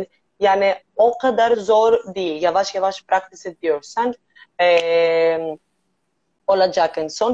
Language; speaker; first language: Turkish; non-native, learner; Greek